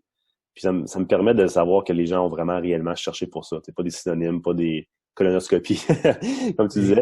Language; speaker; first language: French; non-native, local second language; English